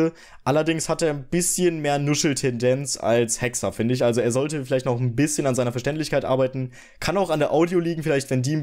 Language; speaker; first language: German; native; German